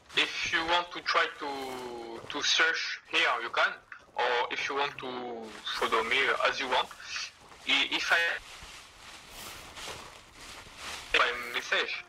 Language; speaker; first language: English; non-native, learner; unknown